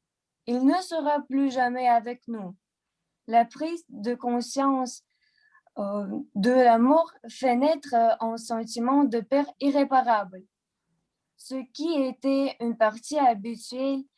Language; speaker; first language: French; non-native, learner; Russian